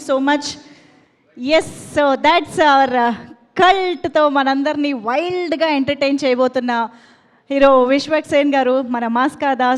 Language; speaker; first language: Telugu; native; Telugu